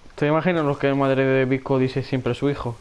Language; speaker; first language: Spanish; non-native, learner; English